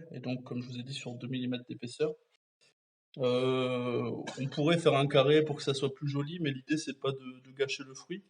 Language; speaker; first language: French; native; French